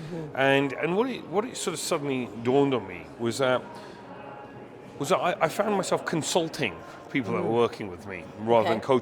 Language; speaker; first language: English; native; English